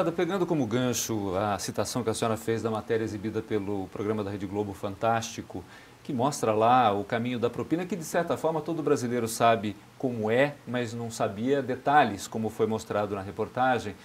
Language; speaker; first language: Portuguese; native; Portuguese